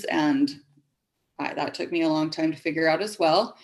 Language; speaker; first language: English; native; English